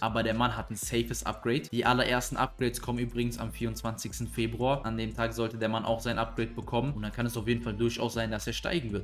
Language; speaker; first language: German; native; German